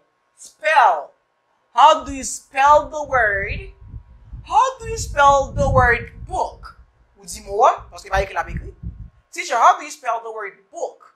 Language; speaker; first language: English; non-native, fluent; Haitian Creole